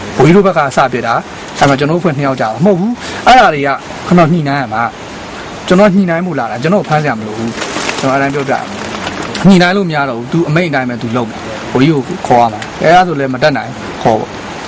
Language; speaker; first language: Burmese; non-native, local second language; Karen languages